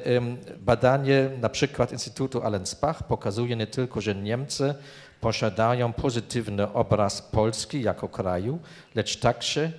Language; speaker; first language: Polish; non-native, fluent; German